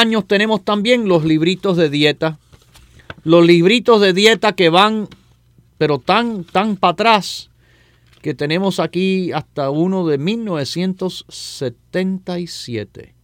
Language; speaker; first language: Spanish; native; Spanish